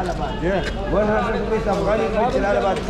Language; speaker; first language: English; non-native, learner; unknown